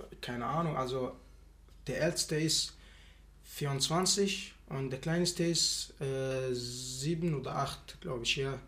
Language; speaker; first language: German; non-native, learner; Arabic